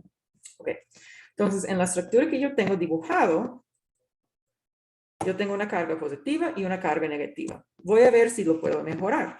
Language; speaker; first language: Spanish; non-native, fluent; English